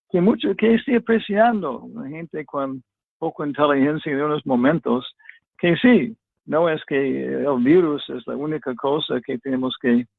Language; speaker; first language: Spanish; non-native, fluent; English